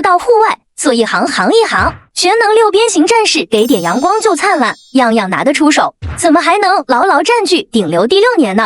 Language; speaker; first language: Chinese; native; Chinese